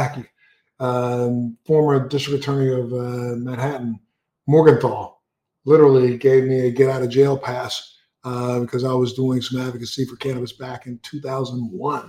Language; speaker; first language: English; native; English